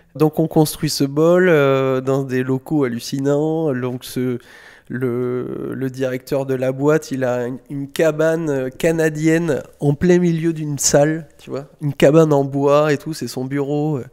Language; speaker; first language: French; native; French